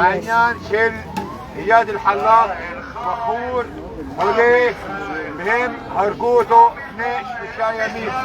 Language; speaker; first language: Hebrew; non-native, local second language; Arabic